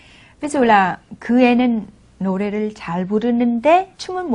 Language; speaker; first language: Korean; non-native, fluent; Vietnamese